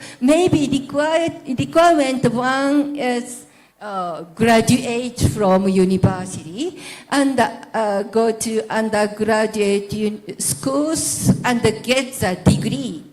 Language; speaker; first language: English; non-native, learner; Japanese